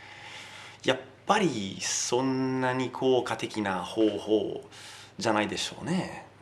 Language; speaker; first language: Japanese; non-native, learner; Italian